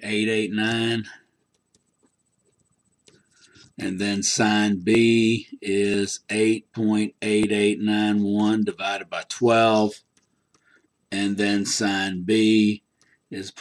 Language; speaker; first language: English; native; English